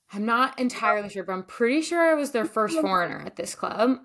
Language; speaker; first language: English; native; English